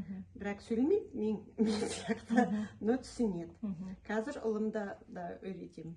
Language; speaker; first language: Kazakh; non-native, local second language; Russian